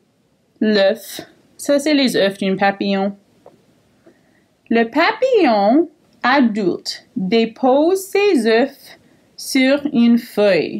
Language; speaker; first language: French; non-native, fluent; English